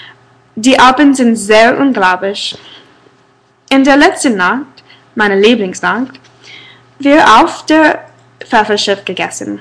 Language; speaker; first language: German; non-native, learner; English